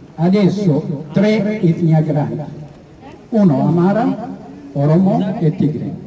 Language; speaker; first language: Italian; non-native, learner; Oromo